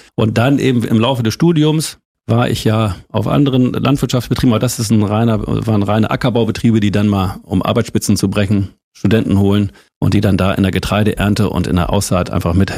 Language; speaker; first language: German; native; German